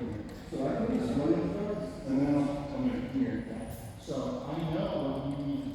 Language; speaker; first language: English; native; English